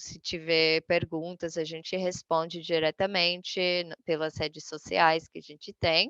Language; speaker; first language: Portuguese; non-native, fluent; English